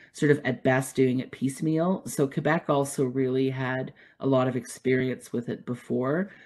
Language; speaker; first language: English; native; English